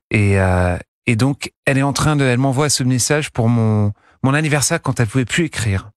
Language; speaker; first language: French; non-native, fluent; English